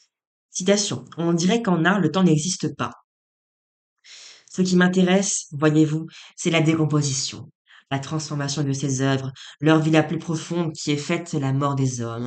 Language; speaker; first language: French; native; French